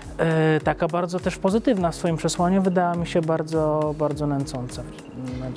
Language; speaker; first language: Polish; native; Polish